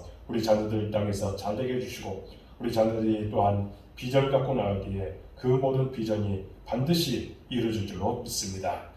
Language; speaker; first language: Korean; native; Korean